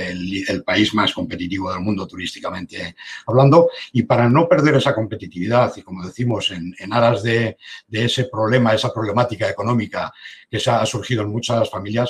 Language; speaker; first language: Spanish; native; Spanish